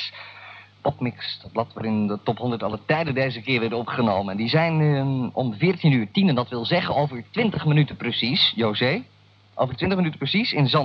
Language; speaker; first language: Dutch; native; Dutch